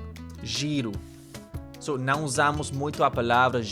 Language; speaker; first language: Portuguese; non-native, learner; English